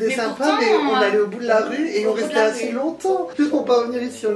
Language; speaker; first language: French; native; French